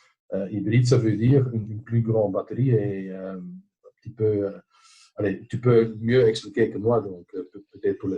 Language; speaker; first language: French; non-native, local second language; Dutch